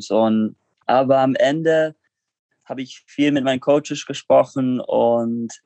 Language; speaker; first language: German; non-native, fluent; English